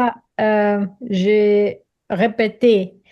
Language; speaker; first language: French; non-native, learner; Ukrainian